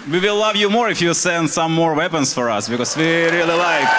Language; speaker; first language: English; non-native, fluent; Ukrainian